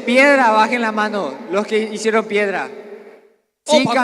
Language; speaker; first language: Spanish; native; Spanish